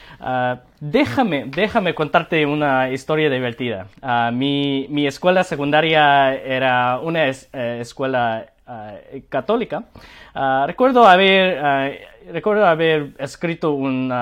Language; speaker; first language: Spanish; non-native, learner; Korean